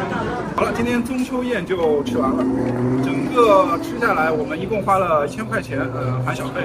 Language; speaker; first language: Chinese; native; Chinese